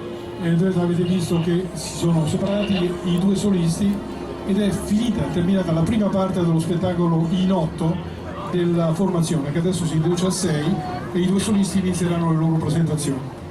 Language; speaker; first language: Italian; native; Italian